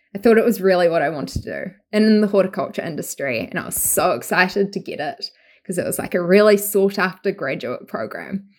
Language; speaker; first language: English; native; English